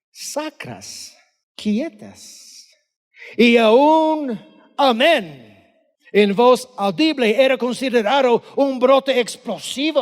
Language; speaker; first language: Spanish; non-native, fluent; English